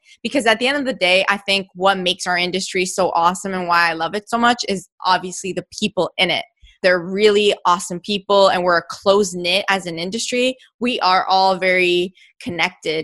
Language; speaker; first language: English; native; English